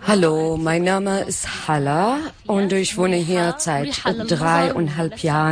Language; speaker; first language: German; non-native, learner; Arabic